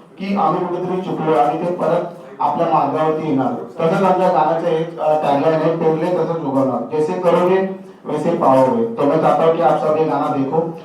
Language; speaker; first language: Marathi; native; Marathi